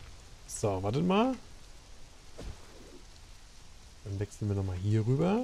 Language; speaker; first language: German; native; German